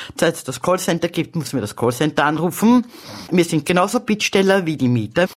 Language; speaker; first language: German; native; German